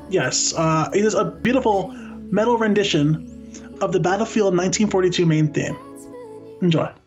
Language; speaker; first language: English; native; English